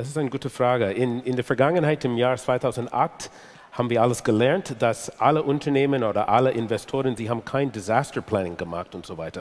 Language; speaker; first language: German; non-native, fluent; English